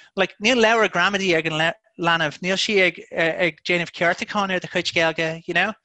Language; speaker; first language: Irish; non-native, local second language; English